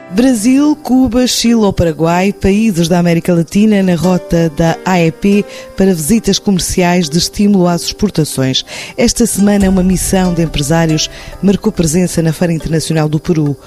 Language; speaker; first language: Portuguese; native; Portuguese